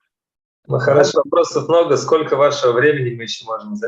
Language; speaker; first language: Russian; native; Russian